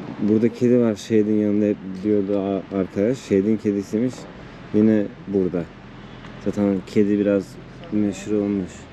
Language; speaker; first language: Turkish; native; Turkish